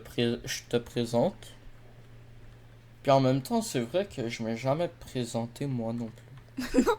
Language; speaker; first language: French; native; French